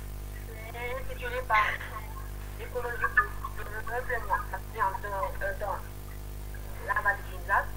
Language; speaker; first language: French; non-native, learner; Arabic